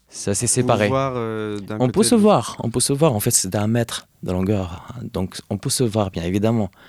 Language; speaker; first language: French; non-native, fluent; Arabic